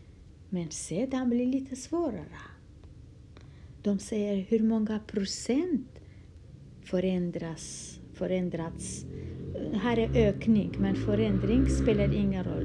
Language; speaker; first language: Swedish; non-native, fluent; Kurdish